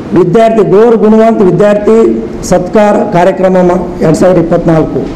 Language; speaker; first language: Kannada; non-native, local second language; Lambadi